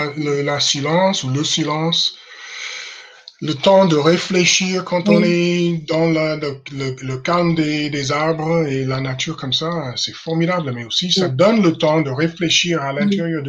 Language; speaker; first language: French; non-native, fluent; English